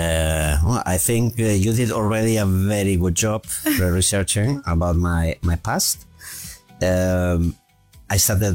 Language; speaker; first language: English; non-native, fluent; German